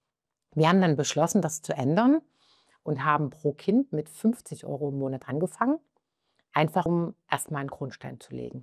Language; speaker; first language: German; native; German